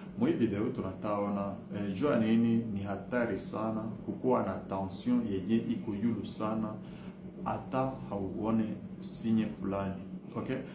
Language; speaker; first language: Swahili; native; Swahili